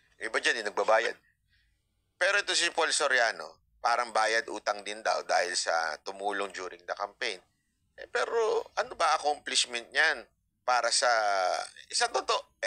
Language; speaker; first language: Filipino; native; Filipino